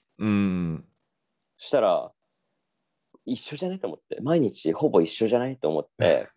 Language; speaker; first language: Japanese; native; Japanese